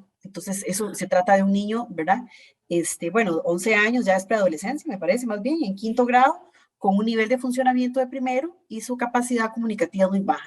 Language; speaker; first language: Spanish; native; Spanish